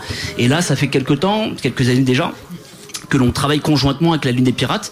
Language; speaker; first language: French; native; French